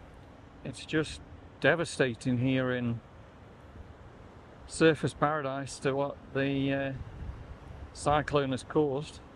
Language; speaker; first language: English; native; English